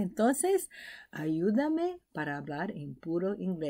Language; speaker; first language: Spanish; non-native, fluent; English